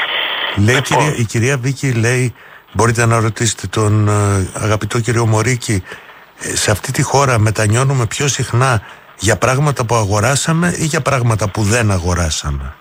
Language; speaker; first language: Greek; native; Greek